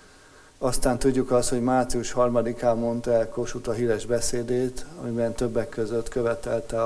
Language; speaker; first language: Hungarian; native; Hungarian